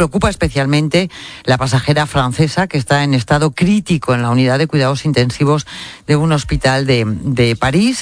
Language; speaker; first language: Spanish; native; Spanish